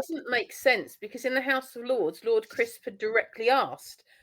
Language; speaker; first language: English; native; English